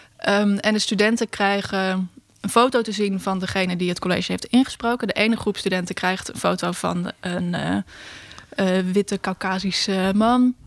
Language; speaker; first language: Dutch; native; Dutch